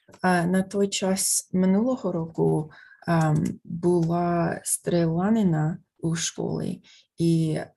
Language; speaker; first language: Ukrainian; non-native, fluent; English